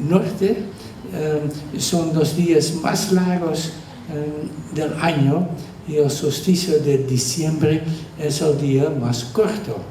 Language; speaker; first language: Spanish; non-native, fluent; Dutch